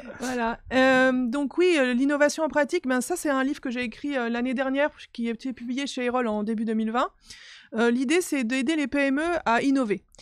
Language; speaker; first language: French; native; French